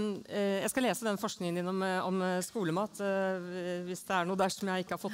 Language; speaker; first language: Norwegian; native; Norwegian